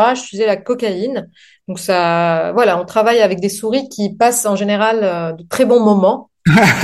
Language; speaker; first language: French; non-native, local second language; Arabic